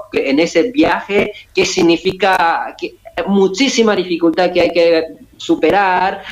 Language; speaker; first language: Spanish; early bilingual, other home language; Chinese